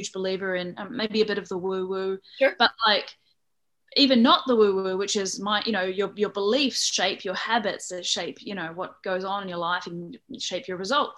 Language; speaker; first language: English; native; English